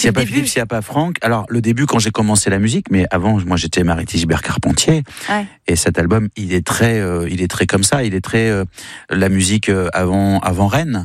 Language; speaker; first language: French; native; French